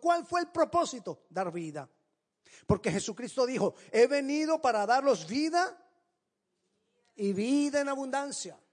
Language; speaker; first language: Spanish; native; Spanish